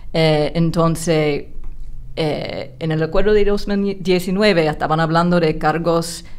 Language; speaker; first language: Spanish; non-native, fluent; English